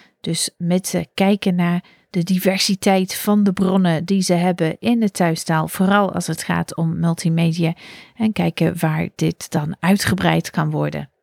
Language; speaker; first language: Dutch; non-native, fluent; English